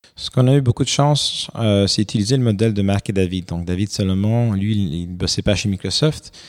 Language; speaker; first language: French; non-native, fluent; Romanian